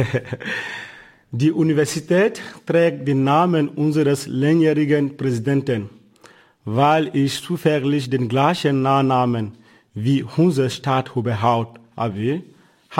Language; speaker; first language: German; non-native, fluent; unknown